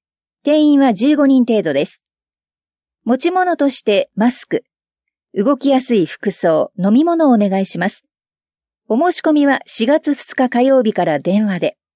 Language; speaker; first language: Japanese; native; Japanese